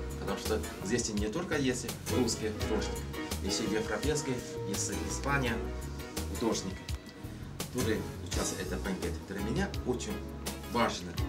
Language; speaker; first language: Russian; non-native, learner; Chinese